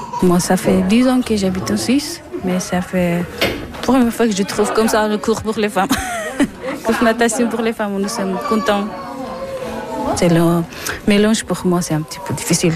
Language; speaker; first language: French; non-native, learner; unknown